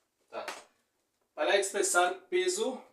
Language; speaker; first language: Portuguese; non-native, fluent; Haitian Creole